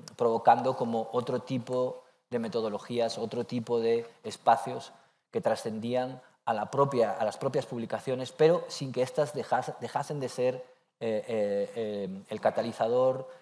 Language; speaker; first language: Spanish; native; Spanish